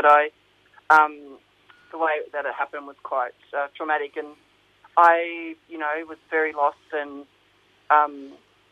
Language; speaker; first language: English; native; English